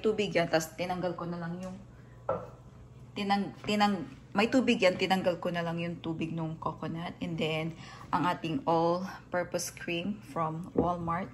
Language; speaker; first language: Filipino; native; Filipino